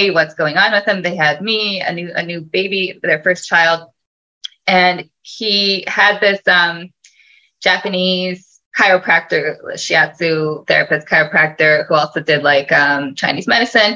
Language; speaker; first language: English; native; English